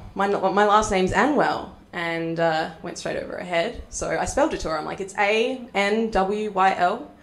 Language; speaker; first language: English; native; English